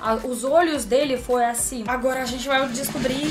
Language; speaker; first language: Portuguese; non-native, learner; Russian